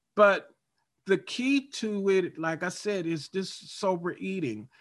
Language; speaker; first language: English; native; English